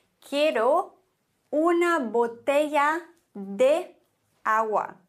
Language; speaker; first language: Spanish; non-native, fluent; German